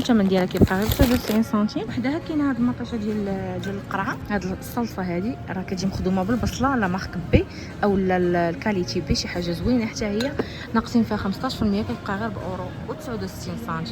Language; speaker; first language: Arabic; native; Arabic